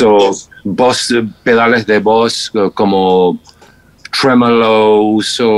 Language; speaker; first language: Spanish; non-native, fluent; English